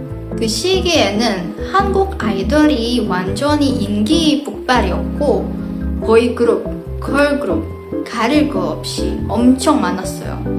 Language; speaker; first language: Korean; non-native, fluent; Indonesian